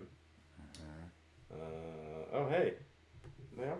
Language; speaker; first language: English; native; English